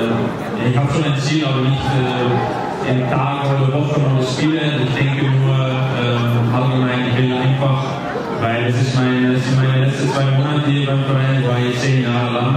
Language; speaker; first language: German; non-native, fluent; Dutch